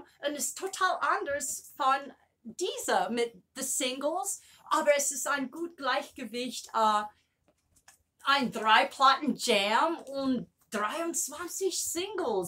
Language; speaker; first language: German; non-native, learner; English